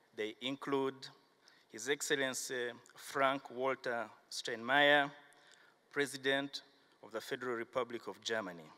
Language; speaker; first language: English; non-native, local second language; Kinyarwanda